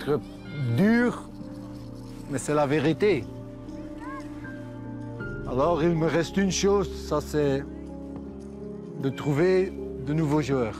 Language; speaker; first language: French; non-native, local second language; Dutch